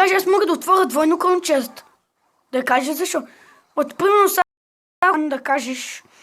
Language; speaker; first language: Bulgarian; native; Bulgarian